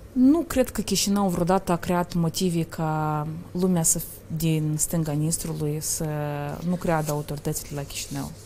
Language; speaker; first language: Romanian; native; Romanian